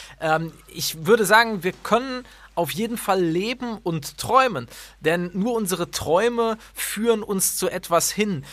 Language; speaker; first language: German; native; German